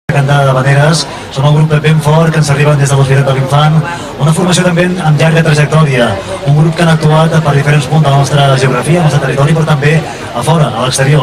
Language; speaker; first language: Catalan; native; Catalan